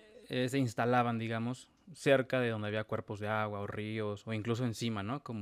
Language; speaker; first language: Spanish; native; Spanish